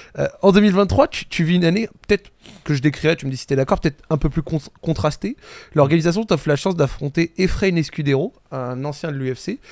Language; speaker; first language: French; native; French